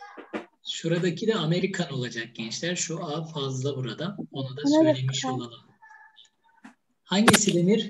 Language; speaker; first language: Turkish; native; Turkish